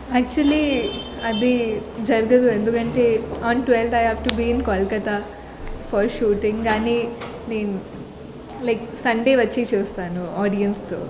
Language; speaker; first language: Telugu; non-native, learner; Tulu